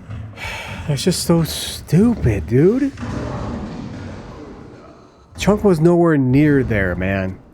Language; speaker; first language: English; native; English